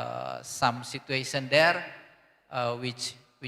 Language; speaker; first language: English; non-native, learner; Indonesian